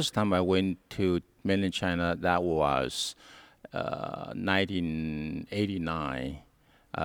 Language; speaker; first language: English; non-native, learner; Hakka Chinese